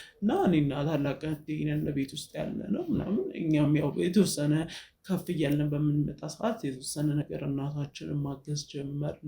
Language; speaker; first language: Amharic; native; Amharic